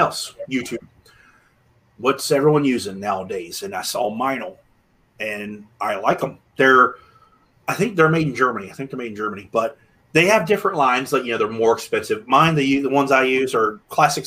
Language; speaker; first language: English; native; English